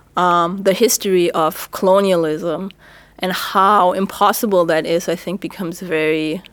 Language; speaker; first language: English; non-native, fluent; German